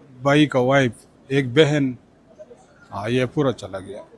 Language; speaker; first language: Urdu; non-native, fluent; Pashto